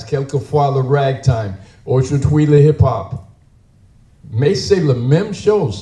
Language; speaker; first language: French; non-native, learner; English